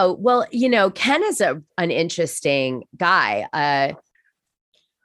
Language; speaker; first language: English; native; English